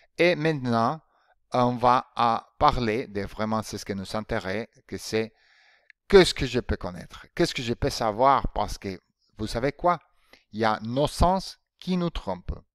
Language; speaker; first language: French; non-native, fluent; Spanish